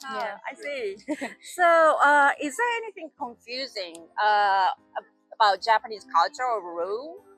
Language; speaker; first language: English; non-native, fluent; Japanese